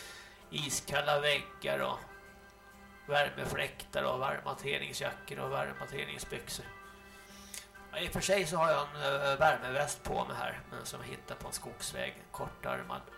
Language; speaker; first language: Swedish; native; Swedish